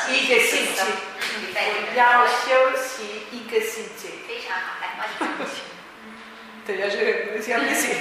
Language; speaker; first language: Italian; native; Italian